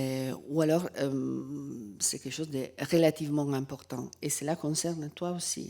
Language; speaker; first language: French; non-native, fluent; Italian